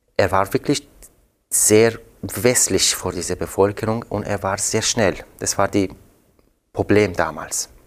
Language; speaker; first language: German; non-native, fluent; Persian